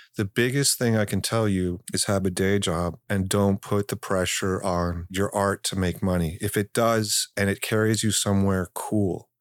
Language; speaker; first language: English; early bilingual, other home language; Spanish